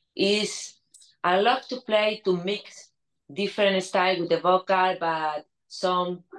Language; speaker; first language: English; non-native, learner; Spanish